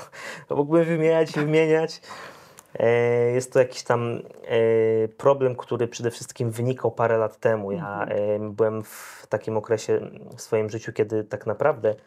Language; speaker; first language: Polish; native; Polish